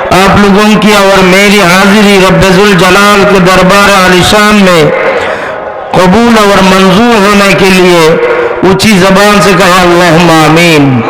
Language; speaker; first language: Urdu; non-native, local second language; Sylheti